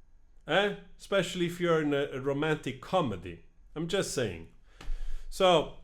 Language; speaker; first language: English; non-native, fluent; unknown